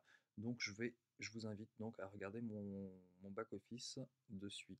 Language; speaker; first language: French; native; French